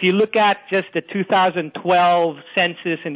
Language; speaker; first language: English; non-native, local second language; Filipino